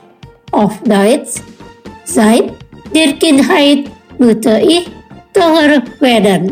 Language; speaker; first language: German; non-native, fluent; Indonesian